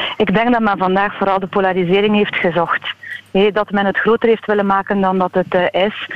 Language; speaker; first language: Dutch; native; Dutch